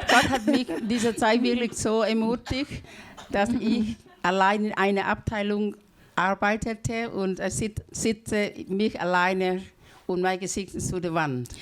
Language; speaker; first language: German; non-native, learner; Thai